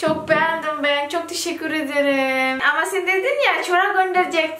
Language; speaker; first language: Turkish; non-native, learner; Indonesian